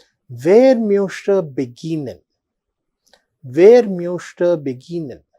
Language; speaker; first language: German; non-native, fluent; Telugu